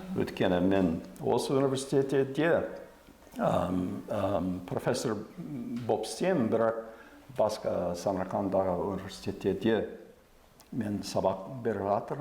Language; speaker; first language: Kazakh; non-native, fluent; English